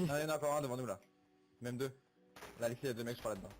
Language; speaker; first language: French; native; French